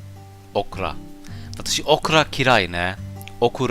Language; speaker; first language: Japanese; non-native, learner; German